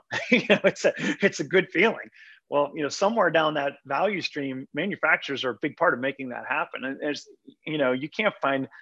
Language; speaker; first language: English; native; English